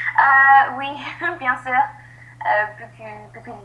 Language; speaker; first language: French; non-native, learner; English